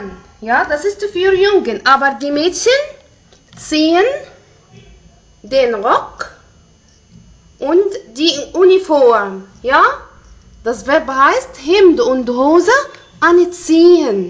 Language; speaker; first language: German; non-native, fluent; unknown